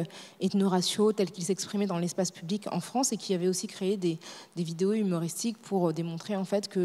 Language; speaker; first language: French; native; French